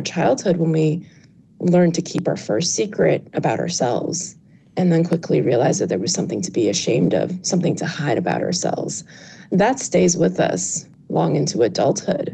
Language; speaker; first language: English; early bilingual, other home language; Chinese